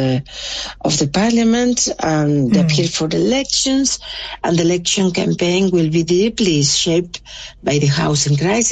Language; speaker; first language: English; non-native, local second language; Spanish